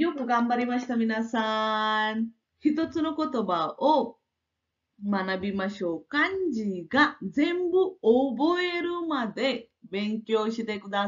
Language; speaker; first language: Japanese; non-native, fluent; Marathi